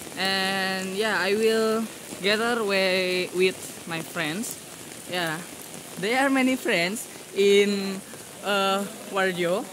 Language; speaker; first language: English; non-native, learner; Indonesian